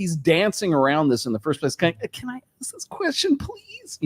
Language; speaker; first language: English; native; English